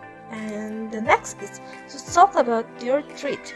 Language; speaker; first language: English; non-native, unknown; Indonesian